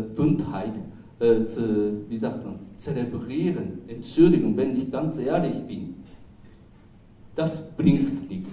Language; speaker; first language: German; non-native, fluent; Japanese